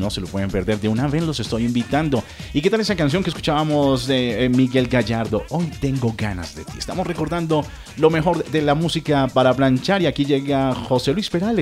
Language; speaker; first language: Spanish; native; Spanish